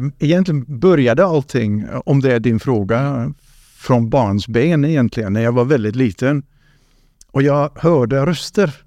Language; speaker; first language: Swedish; non-native, fluent; Dutch